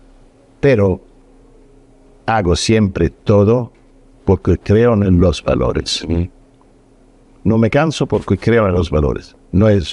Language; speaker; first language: Spanish; non-native, fluent; Italian